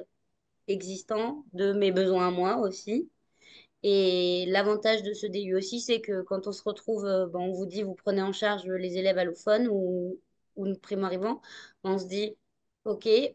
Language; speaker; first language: French; native; French